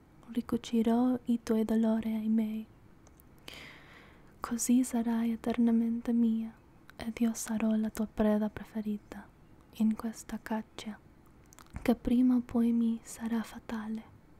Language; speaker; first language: Italian; non-native, learner; English